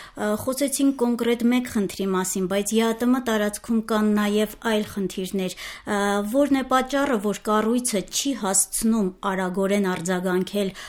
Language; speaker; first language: Armenian; native; Armenian